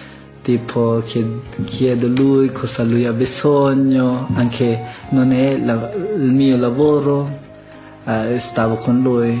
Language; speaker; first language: Italian; non-native, learner; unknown